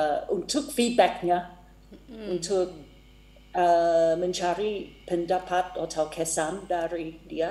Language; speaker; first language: Indonesian; non-native, fluent; English